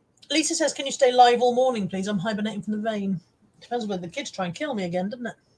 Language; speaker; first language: English; native; English